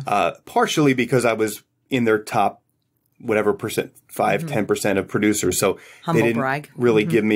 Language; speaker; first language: English; native; English